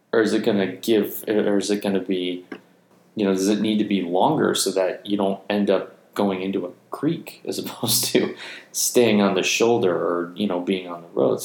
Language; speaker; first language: English; native; English